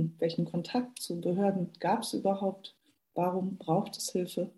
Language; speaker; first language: German; native; German